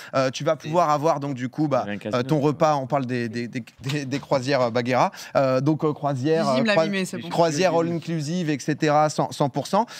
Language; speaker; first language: French; native; French